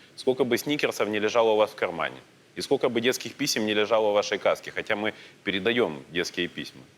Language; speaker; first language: Russian; native; Russian